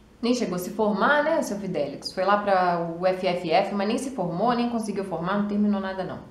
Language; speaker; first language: Portuguese; native; Portuguese